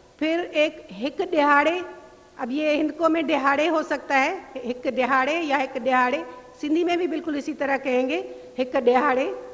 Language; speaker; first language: Urdu; non-native, local second language; Sindhi